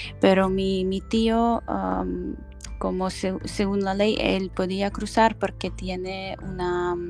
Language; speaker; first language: Spanish; non-native, fluent; Ukrainian